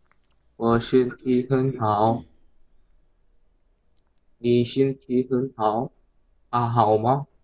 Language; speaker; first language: Chinese; non-native, learner; Korean